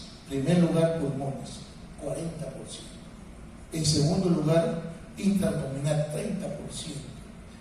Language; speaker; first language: Spanish; native; Spanish